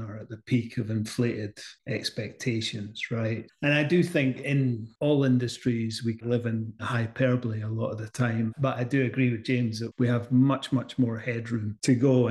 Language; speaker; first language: English; native; English